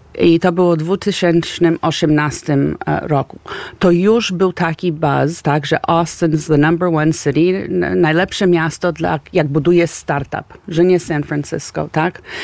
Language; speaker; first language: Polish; early bilingual, heritage; Polish